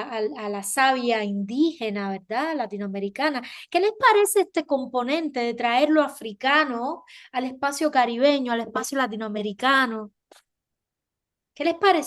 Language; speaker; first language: Spanish; native; Spanish